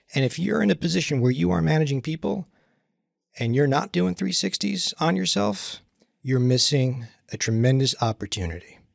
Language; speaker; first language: English; native; English